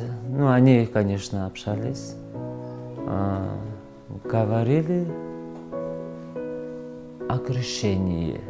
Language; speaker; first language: Russian; non-native, fluent; Georgian